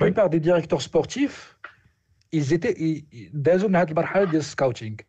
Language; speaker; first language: French; non-native, local second language; Arabic